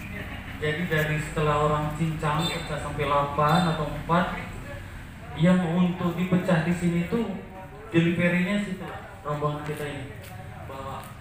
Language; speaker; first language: Indonesian; native; Indonesian